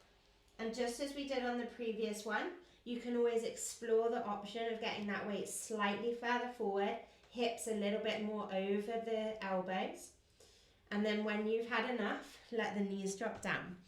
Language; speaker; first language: English; native; English